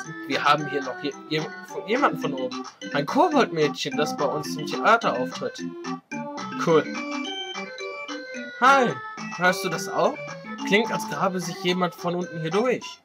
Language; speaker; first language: German; native; German